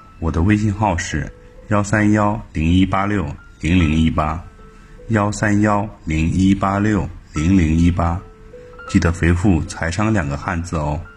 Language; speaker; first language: Chinese; native; Chinese